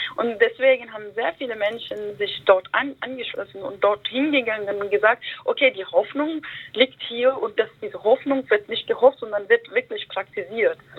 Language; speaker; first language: German; early bilingual, other home language; Kurdish